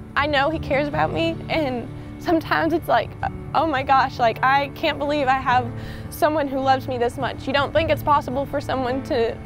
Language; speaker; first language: English; native; English